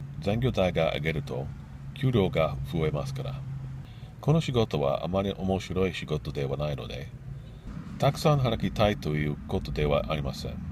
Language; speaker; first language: Japanese; non-native, learner; English